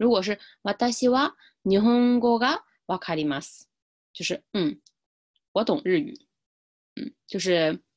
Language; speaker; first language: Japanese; non-native, fluent; Chinese